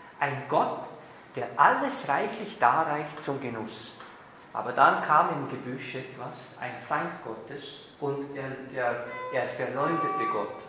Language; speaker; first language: German; native; German